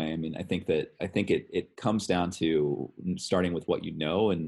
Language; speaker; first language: English; native; English